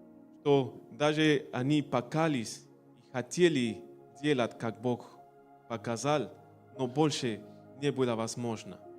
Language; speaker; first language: Russian; non-native, learner; Spanish